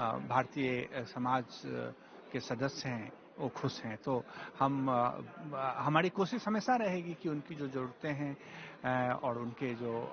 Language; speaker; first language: Hindi; native; Hindi